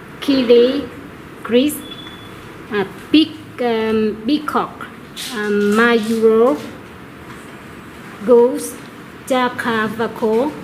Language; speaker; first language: English; non-native, learner; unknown